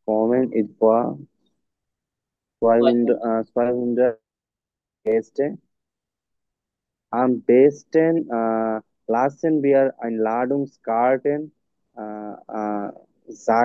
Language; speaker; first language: German; non-native, learner; Bangla